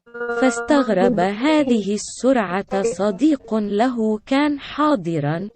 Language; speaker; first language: Arabic; non-native, learner; Indonesian